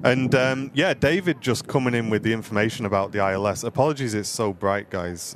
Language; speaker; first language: English; native; English